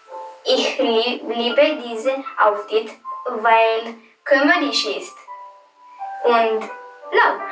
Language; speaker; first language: German; non-native, learner; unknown